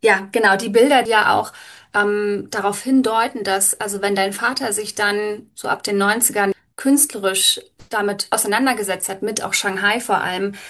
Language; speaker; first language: German; native; German